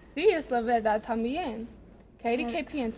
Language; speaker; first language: Spanish; non-native, learner; English